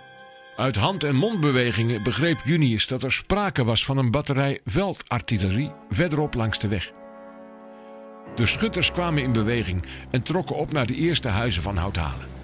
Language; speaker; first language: Dutch; native; Dutch